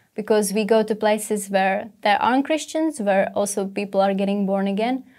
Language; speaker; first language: English; non-native, fluent; Czech